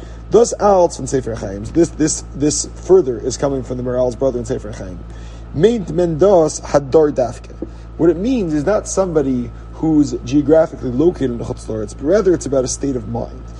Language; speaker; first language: English; native; English